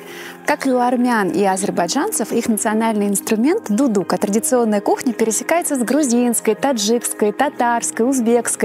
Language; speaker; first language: Russian; native; Russian